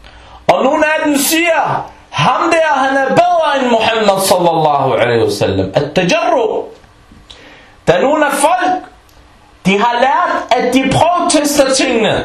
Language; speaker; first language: Danish; non-native, fluent; Arabic